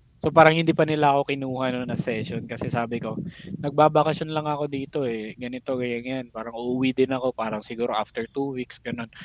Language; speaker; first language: Filipino; non-native, local second language; Cebuano